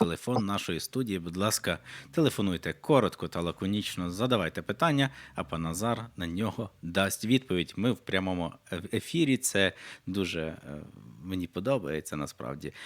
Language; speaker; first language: Ukrainian; native; Ukrainian